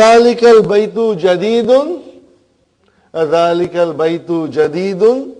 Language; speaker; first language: Arabic; non-native, fluent; Urdu